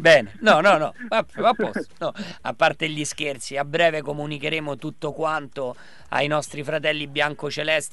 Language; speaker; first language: Italian; native; Italian